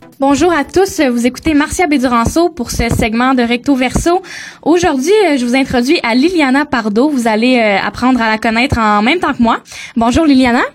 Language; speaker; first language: French; native; French